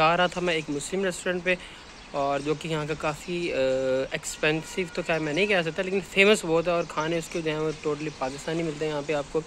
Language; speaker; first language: Urdu; non-native, local second language; Punjabi